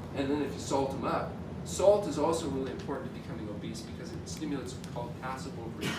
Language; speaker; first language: English; native; English